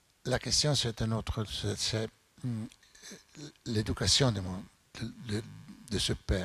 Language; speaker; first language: French; non-native, fluent; Italian